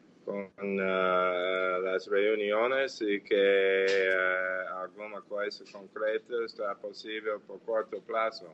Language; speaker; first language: Portuguese; non-native, fluent; English